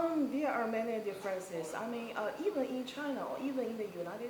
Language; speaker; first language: English; non-native, fluent; Chinese